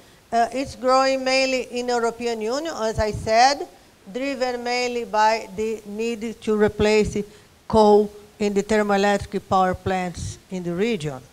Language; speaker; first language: English; non-native, fluent; Portuguese